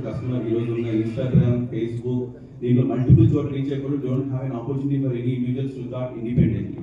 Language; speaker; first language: Telugu; native; Telugu